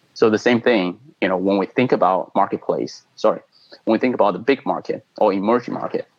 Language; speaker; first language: English; non-native, fluent; Chinese